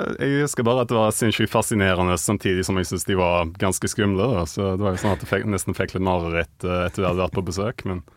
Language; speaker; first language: Norwegian; early bilingual, other home language; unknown